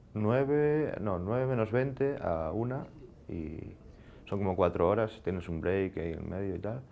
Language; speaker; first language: Spanish; native; Spanish